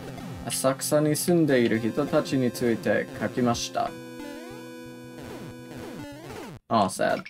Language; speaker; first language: Japanese; non-native, learner; English